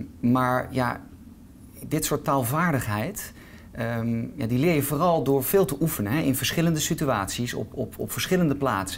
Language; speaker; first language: Dutch; native; Dutch